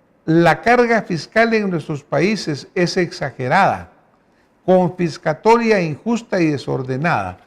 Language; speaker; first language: Spanish; native; Spanish